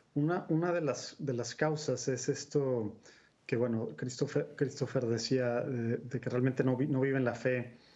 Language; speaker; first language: Spanish; native; Spanish